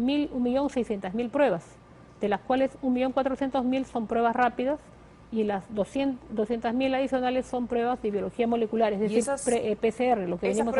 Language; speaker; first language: Spanish; native; Spanish